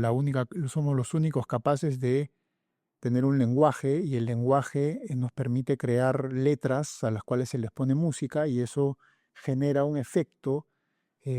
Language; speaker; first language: Spanish; native; Spanish